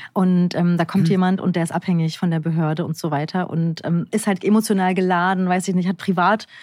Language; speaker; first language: German; early bilingual, other home language; Turkish